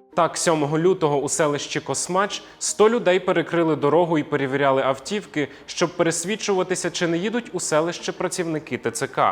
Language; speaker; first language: Ukrainian; native; Ukrainian